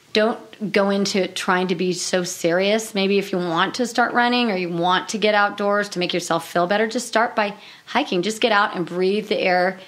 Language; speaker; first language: English; native; English